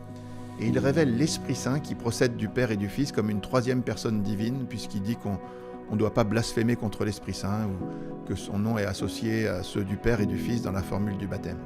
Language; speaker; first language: French; native; French